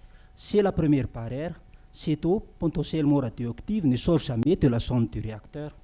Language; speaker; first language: French; non-native, local second language; Malagasy